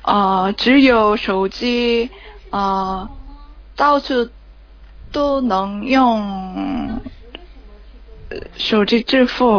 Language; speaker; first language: Chinese; non-native, learner; Korean